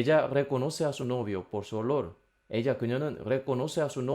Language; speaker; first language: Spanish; non-native, fluent; Korean